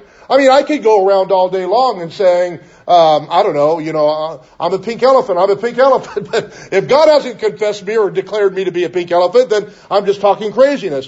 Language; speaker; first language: English; native; English